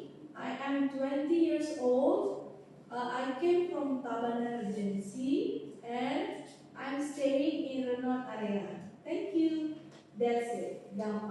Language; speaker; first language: English; non-native, fluent; Indonesian